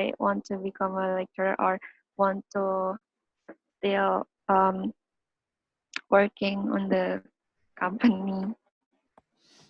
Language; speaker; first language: English; non-native, learner; Indonesian